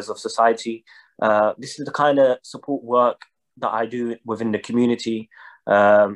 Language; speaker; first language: English; native; English